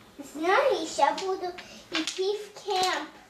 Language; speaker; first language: Russian; early bilingual, heritage; Russian